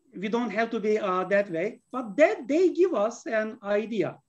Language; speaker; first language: English; non-native, fluent; Turkish